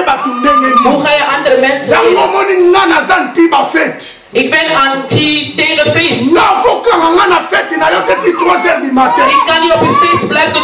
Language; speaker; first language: Dutch; non-native, learner; Lingala